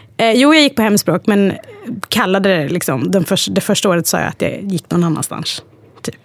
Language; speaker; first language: Swedish; early bilingual, other home language; Arabic